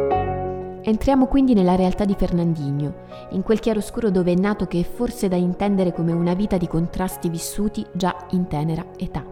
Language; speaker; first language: Italian; native; Italian